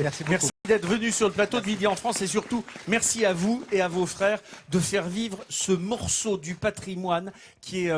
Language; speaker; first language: French; native; French